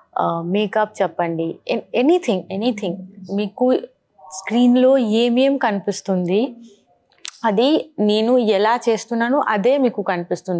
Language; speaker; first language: Telugu; non-native, learner; Bangla